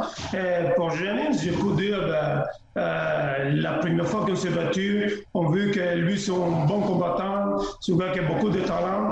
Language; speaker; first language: French; non-native, fluent; Spanish